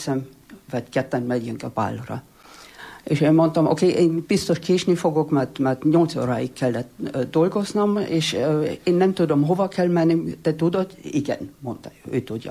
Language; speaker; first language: Hungarian; non-native, fluent; German